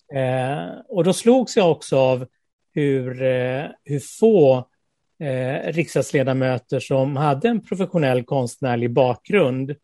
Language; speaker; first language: Swedish; native; Swedish